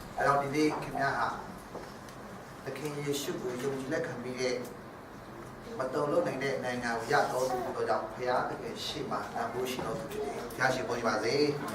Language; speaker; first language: Burmese; non-native, local second language; Hakha Chin